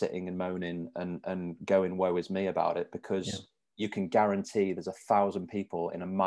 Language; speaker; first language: English; native; English